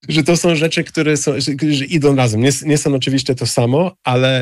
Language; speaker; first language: Polish; non-native, fluent; English